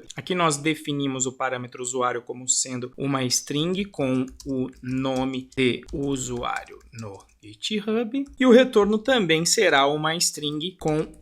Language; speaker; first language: Portuguese; native; Portuguese